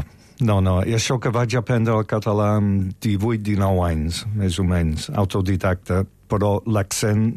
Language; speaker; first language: Catalan; non-native, fluent; English